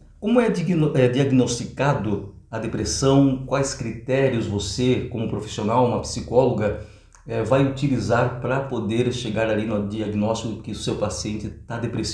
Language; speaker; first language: Portuguese; native; Portuguese